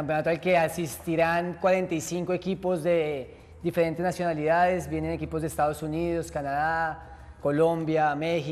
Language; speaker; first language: Spanish; native; Spanish